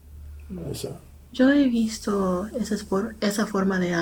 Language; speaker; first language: Spanish; non-native, learner; English